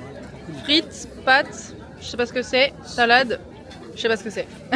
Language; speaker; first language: French; native; French